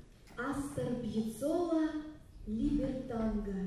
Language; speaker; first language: Russian; native; Russian